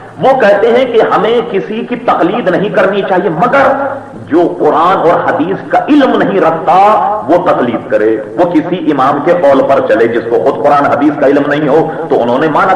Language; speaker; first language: Urdu; native; Urdu